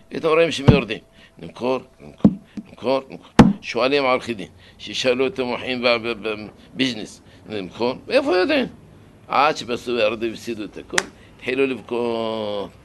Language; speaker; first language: Hebrew; non-native, fluent; Arabic